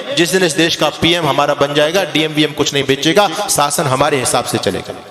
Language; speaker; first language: Hindi; native; Hindi